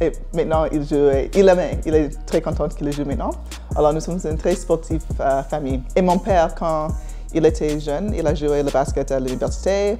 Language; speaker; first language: French; non-native, fluent; English